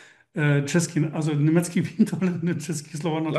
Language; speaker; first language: Czech; non-native, learner; German